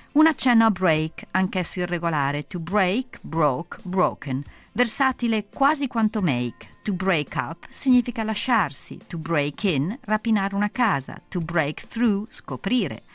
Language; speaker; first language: Italian; native; Italian